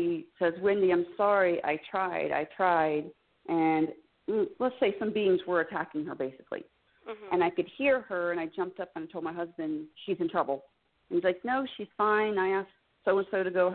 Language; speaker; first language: English; native; English